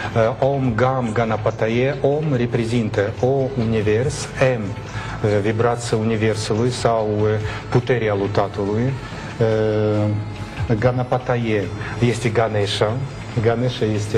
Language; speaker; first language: Romanian; non-native, learner; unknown